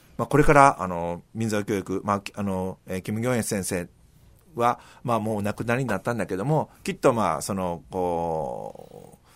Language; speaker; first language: Japanese; native; Japanese